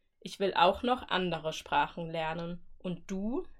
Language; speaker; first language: German; native; German